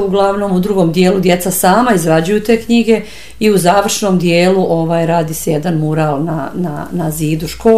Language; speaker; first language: Croatian; native; Croatian